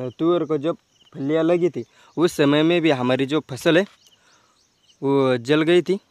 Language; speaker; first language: Hindi; non-native, local second language; Marathi